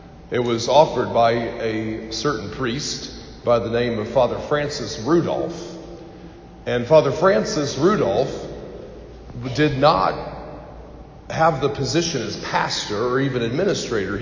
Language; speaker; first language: English; native; English